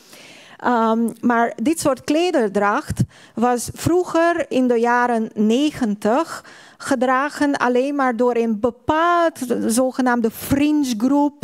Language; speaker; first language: Dutch; non-native, fluent; Hungarian